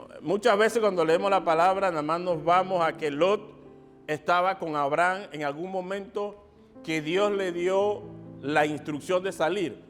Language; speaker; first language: Spanish; native; Spanish